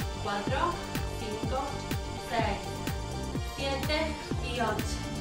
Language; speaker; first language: Spanish; native; Spanish